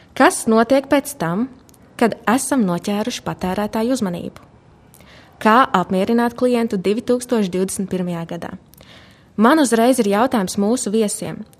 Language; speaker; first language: Latvian; native; Latvian